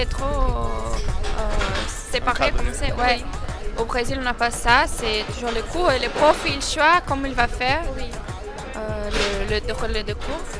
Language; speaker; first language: French; non-native, fluent; Portuguese